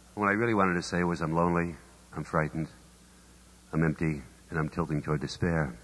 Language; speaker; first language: English; native; English